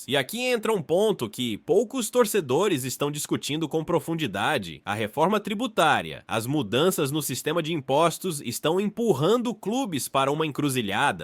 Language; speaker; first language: Portuguese; native; Portuguese